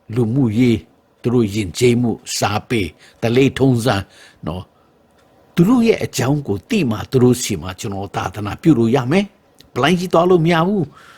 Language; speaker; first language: Burmese; non-native, local second language; Shan